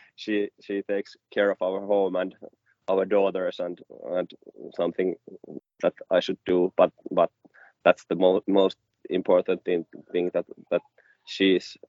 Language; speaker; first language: English; non-native, fluent; Finnish